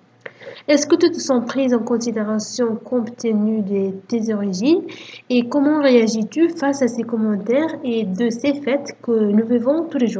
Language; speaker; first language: French; non-native, fluent; Italian